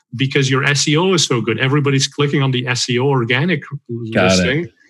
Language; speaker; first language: English; non-native, fluent; Dutch